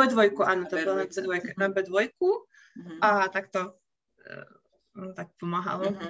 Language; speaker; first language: Czech; non-native, fluent; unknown